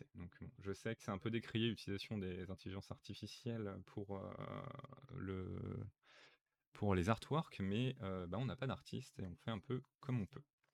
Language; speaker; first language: French; native; French